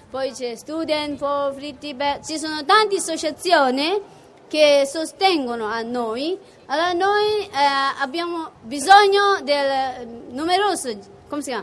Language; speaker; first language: Italian; non-native, fluent; Tibetan